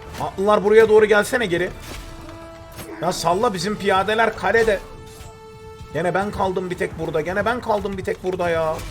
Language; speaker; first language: Turkish; native; Turkish